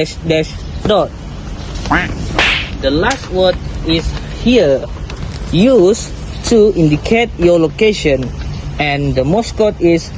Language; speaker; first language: English; non-native, learner; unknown